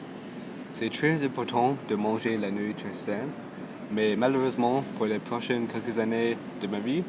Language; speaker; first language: French; non-native, local second language; English